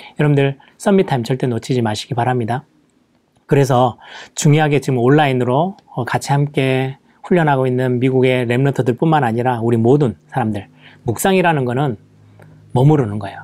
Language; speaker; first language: Korean; native; Korean